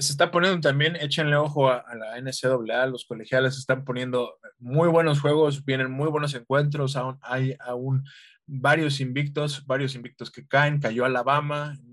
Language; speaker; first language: Spanish; native; Spanish